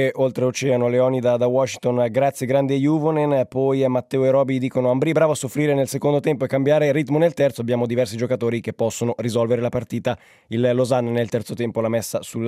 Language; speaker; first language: Italian; native; Italian